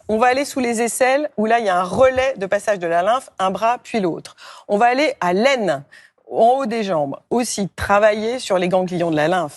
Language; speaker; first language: French; native; French